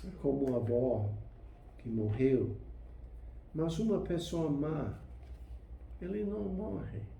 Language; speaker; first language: Portuguese; non-native, fluent; English